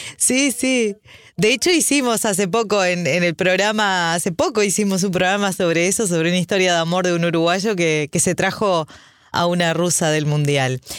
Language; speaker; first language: Spanish; native; Spanish